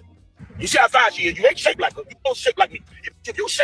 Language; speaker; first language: English; native; English